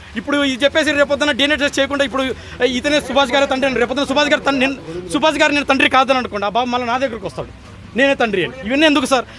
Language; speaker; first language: Telugu; native; Telugu